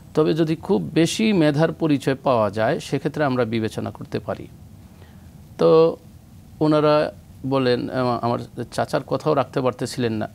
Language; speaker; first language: Bangla; native; Bangla